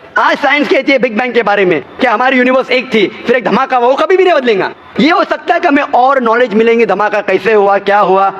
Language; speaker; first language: Hindi; non-native, local second language; Konkani